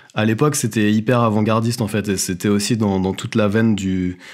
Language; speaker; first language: French; native; French